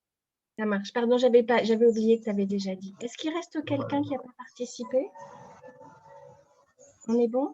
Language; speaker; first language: French; native; French